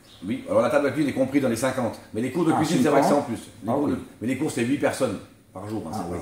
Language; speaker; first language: French; native; French